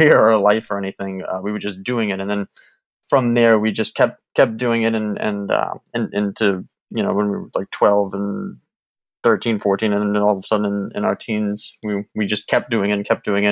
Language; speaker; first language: English; native; English